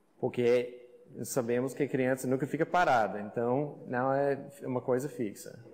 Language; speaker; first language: Portuguese; non-native, fluent; English